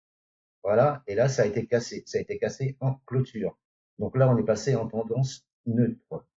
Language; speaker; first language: French; native; French